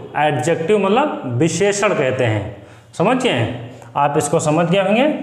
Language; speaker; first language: Hindi; native; Hindi